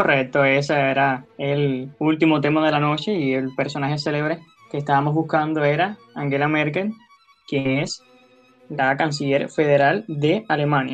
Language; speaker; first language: Spanish; native; Spanish